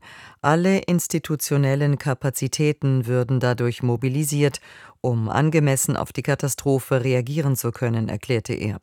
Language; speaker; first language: German; native; German